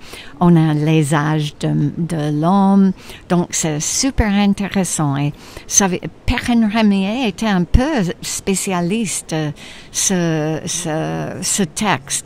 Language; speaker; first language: French; non-native, fluent; English